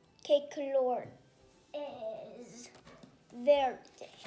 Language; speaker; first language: Spanish; non-native, learner; English